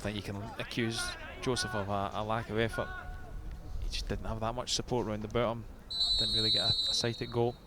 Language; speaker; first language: English; native; English